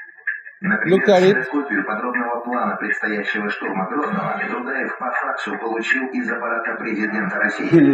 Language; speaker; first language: Russian; native; Russian